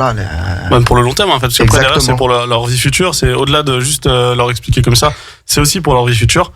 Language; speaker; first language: French; native; French